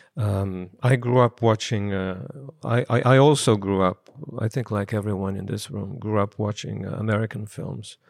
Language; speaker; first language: English; non-native, fluent; Portuguese